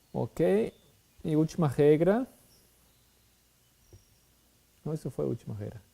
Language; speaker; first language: Portuguese; non-native, fluent; Spanish